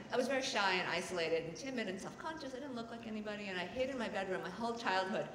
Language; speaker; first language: English; native; English